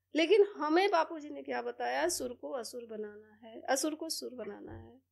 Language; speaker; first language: Hindi; native; Hindi